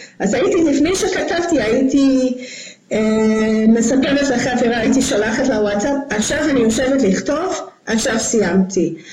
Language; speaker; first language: Hebrew; non-native, fluent; English